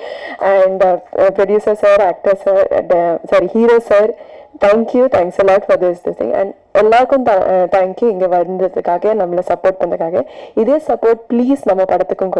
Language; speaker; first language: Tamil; non-native, fluent; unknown